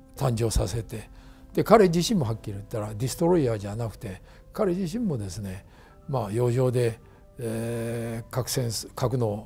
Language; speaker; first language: Japanese; native; Japanese